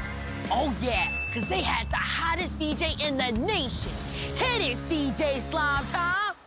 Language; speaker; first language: English; native; English